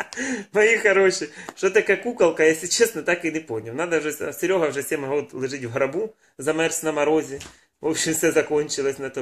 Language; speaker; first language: Russian; non-native, local second language; Ukrainian